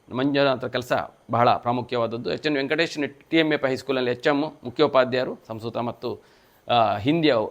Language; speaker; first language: Kannada; native; Kannada